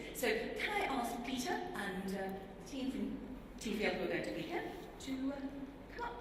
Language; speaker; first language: English; native; English